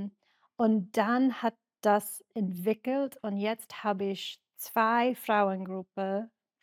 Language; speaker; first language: German; non-native, fluent; English